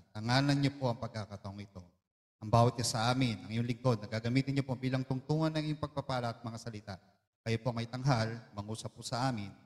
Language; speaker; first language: Filipino; non-native, local second language; Iloko